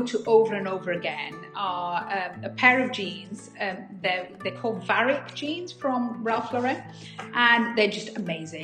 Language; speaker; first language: English; native; English